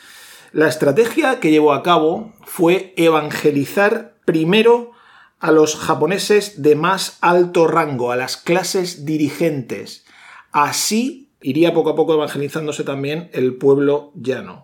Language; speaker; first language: Spanish; native; Spanish